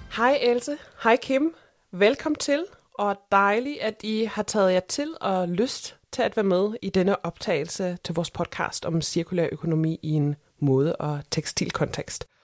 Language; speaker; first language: Danish; native; Danish